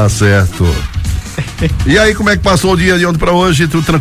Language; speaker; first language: Portuguese; native; Portuguese